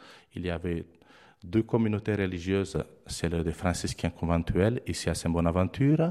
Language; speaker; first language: French; non-native, fluent; Romanian